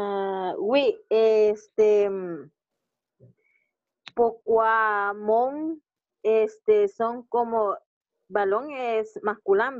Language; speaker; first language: French; non-native, learner; Spanish